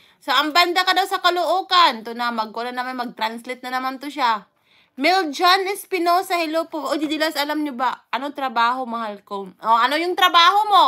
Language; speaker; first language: Filipino; non-native, local second language; Waray